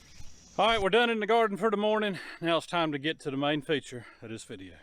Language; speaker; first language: English; native; English